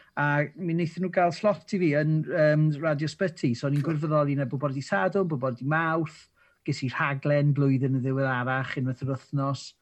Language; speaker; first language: Welsh; native; Welsh